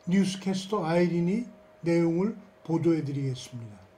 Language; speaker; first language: Korean; native; Korean